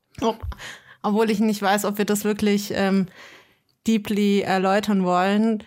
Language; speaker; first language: German; native; German